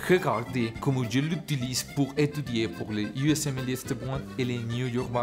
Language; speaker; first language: French; non-native, learner; Spanish